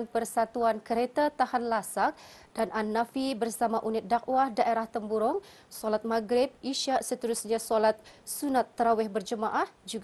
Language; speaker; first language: Malay; native; Malay